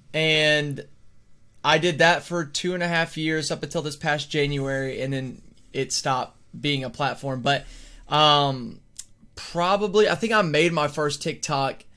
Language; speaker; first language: English; native; English